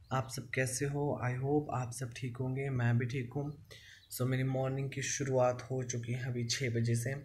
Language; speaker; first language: Hindi; native; Hindi